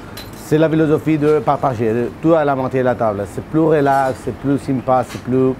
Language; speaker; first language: French; non-native, fluent; Spanish